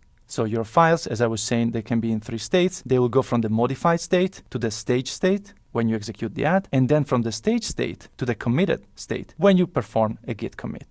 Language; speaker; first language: English; non-native, fluent; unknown